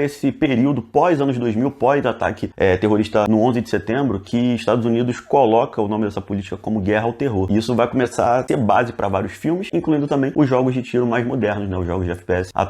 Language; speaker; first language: Portuguese; native; Portuguese